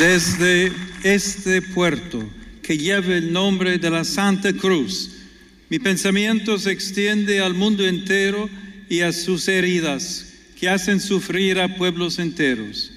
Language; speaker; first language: Spanish; non-native, fluent; English